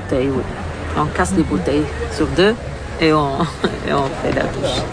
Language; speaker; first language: French; non-native, learner; Arabic